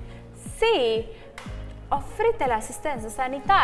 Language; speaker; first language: Italian; non-native, learner; Spanish